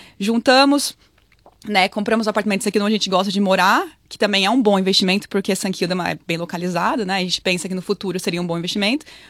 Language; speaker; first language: Portuguese; native; Portuguese